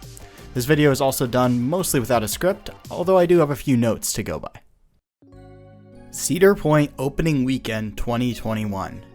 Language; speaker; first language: English; native; English